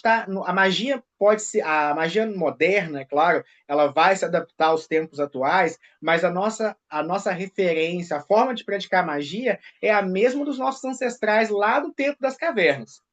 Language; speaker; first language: Portuguese; native; Portuguese